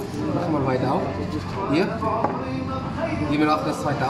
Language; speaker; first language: German; non-native, learner; Arabic